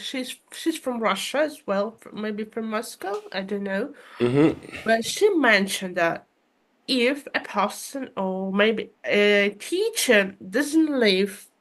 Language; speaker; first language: English; non-native, fluent; Russian